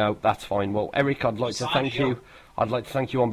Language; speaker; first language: English; native; English